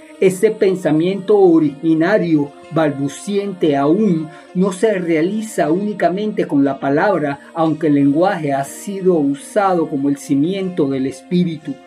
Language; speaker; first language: Spanish; native; Spanish